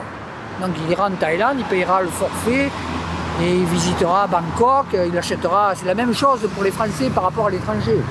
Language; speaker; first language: French; native; French